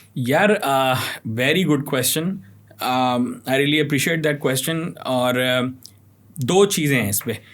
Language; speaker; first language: Urdu; native; Urdu